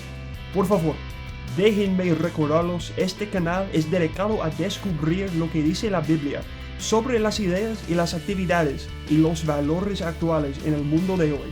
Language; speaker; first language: Spanish; non-native, learner; English